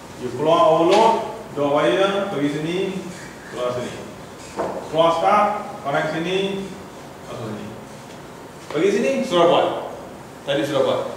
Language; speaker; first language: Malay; non-native, local second language; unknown